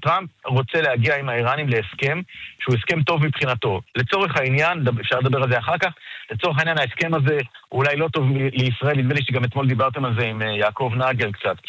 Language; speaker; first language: Hebrew; native; Hebrew